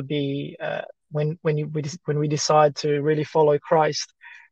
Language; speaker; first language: English; early bilingual, other home language; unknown